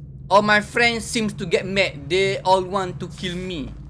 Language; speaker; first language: English; non-native, local second language; Malay